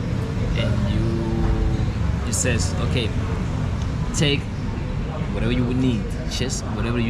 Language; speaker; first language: English; non-native, fluent; Spanish